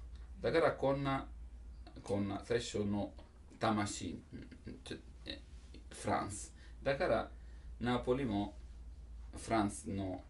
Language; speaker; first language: Japanese; non-native, learner; Italian